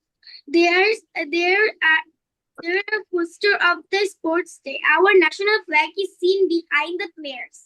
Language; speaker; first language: English; non-native, learner; Bangla